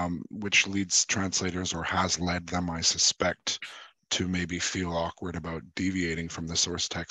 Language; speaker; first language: English; native; English